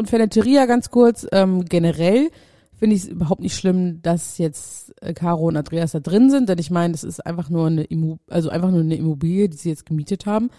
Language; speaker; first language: German; native; German